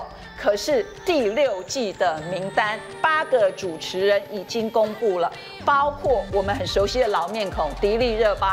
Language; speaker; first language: Chinese; native; Chinese